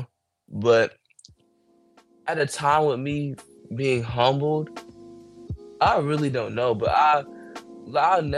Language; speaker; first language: English; native; English